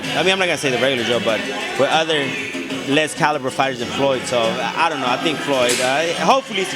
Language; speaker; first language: English; native; English